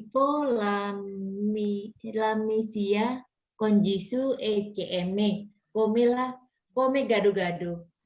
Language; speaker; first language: Italian; non-native, learner; Indonesian